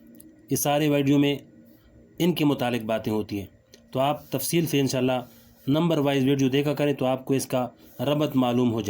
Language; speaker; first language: Urdu; native; Urdu